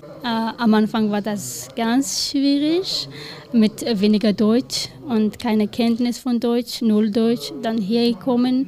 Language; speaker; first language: German; non-native, learner; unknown